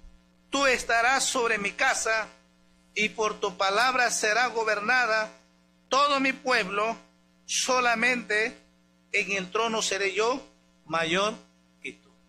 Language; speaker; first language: Spanish; native; Spanish